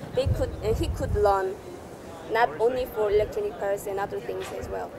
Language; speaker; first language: English; non-native, fluent; Korean